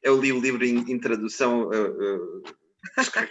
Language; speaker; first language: Portuguese; non-native, fluent; Croatian